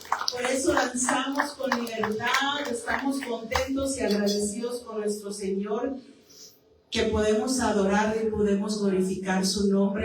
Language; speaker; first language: Spanish; native; Spanish